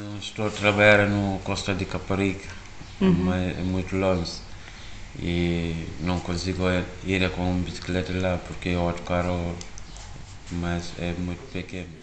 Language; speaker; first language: Portuguese; non-native, learner; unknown